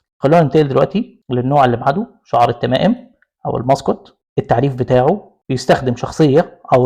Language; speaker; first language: Arabic; native; Arabic